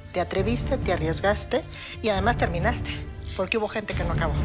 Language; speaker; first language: Spanish; native; Spanish